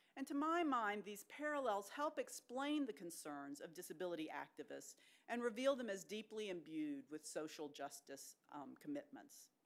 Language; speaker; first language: English; native; English